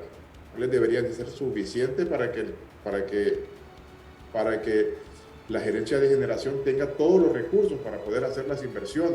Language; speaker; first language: Spanish; native; Spanish